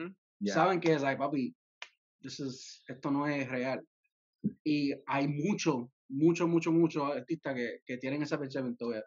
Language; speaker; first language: Spanish; early bilingual, heritage; Spanish